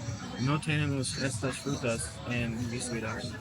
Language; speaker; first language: Spanish; non-native, learner; English